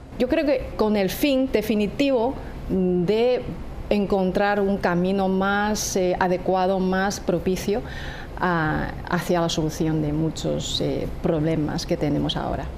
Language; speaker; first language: Spanish; non-native, fluent; Chinese